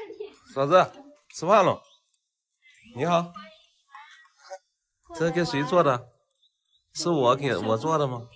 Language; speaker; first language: Chinese; native; Chinese